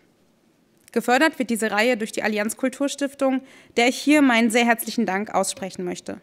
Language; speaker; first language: German; native; German